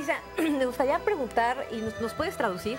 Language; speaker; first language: Spanish; native; Spanish